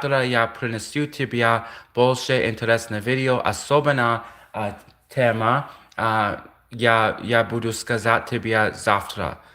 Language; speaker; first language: Russian; non-native, learner; English